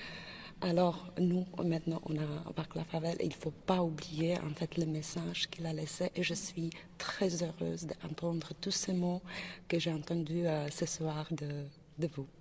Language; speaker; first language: French; non-native, fluent; Czech